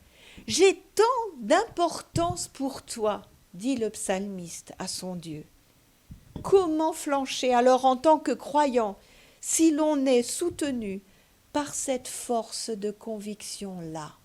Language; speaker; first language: French; native; French